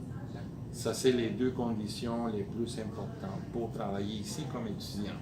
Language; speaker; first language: French; native; French